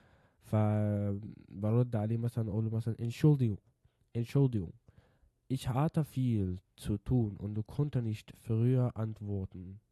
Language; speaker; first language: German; non-native, fluent; Arabic